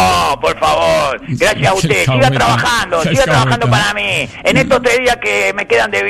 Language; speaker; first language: Spanish; native; Spanish